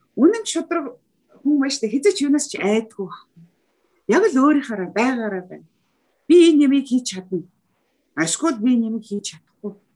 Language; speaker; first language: Mongolian; native; Mongolian